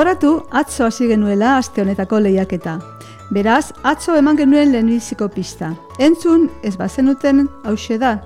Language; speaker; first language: Basque; native; Basque